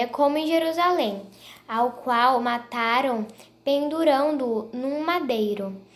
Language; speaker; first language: Portuguese; native; Portuguese